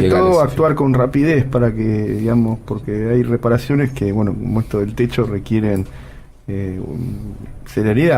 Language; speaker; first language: Spanish; native; Spanish